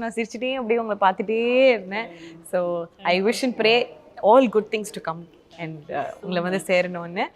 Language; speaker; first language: Tamil; native; Tamil